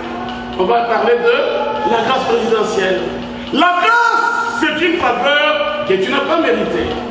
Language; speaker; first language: French; non-native, local second language; Lingala